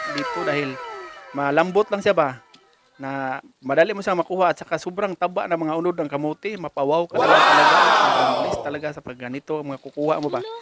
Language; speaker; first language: Filipino; non-native, local second language; Cebuano